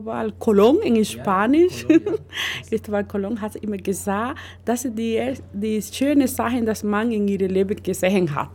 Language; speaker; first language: German; non-native, learner; Spanish